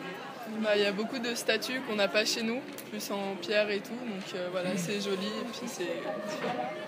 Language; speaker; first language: French; native; French